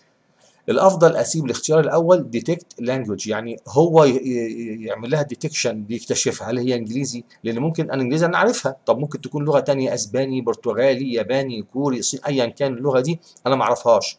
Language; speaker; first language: Arabic; native; Arabic